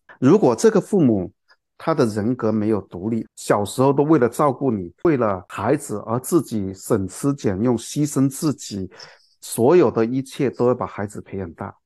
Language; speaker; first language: Chinese; non-native, local second language; Cantonese